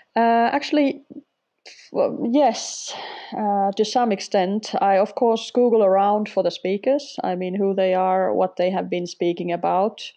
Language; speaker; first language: English; non-native, fluent; Finnish